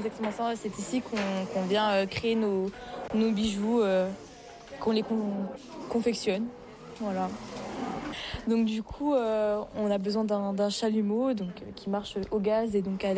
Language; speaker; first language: French; native; French